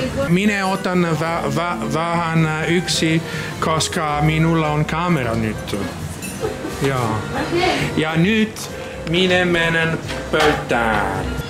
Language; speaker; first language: Finnish; non-native, learner; Italian